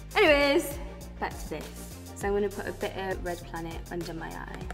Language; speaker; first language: English; native; English